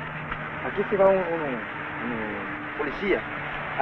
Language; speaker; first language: Spanish; non-native, learner; Portuguese